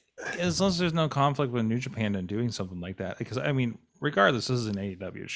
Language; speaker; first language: English; native; English